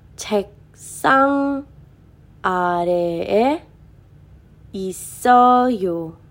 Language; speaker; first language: Korean; non-native, fluent; Hebrew